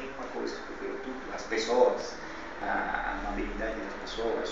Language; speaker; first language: Portuguese; non-native, fluent; Spanish